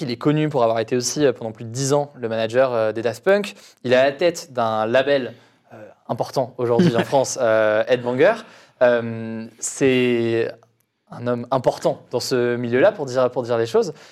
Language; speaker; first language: French; native; French